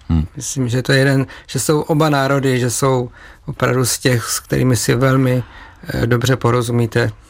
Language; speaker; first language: Czech; native; Czech